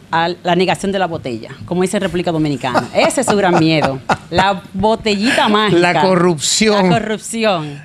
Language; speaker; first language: Spanish; native; Spanish